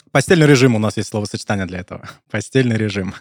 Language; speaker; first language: Russian; native; Russian